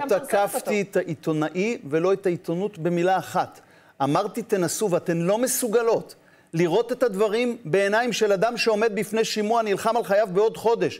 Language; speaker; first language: Hebrew; native; Hebrew